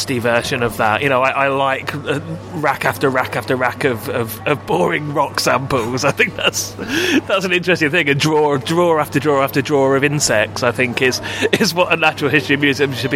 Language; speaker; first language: English; native; English